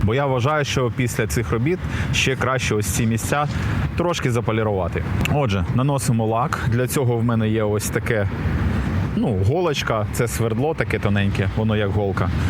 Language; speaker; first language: Ukrainian; native; Ukrainian